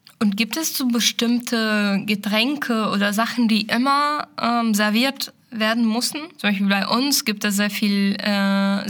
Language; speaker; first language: German; non-native, fluent; Arabic